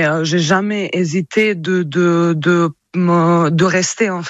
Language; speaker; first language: French; non-native, fluent; Croatian